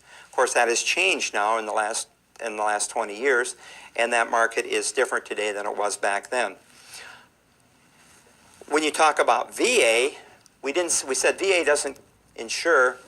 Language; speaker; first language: English; native; English